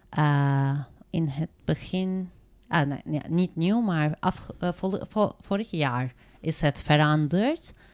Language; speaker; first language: Dutch; non-native, learner; Turkish